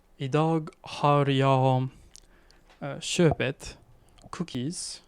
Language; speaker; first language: Swedish; non-native, learner; English